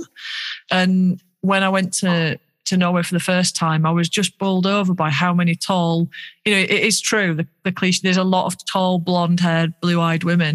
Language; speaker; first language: English; native; English